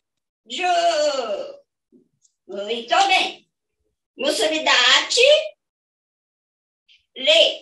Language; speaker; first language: Portuguese; non-native, fluent; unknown